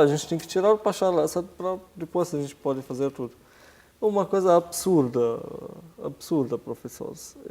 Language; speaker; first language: Portuguese; non-native, fluent; Arabic